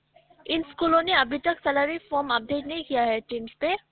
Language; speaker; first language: Urdu; native; Urdu